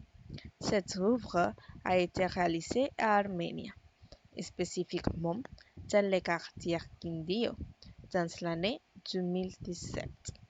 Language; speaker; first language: French; non-native, learner; Spanish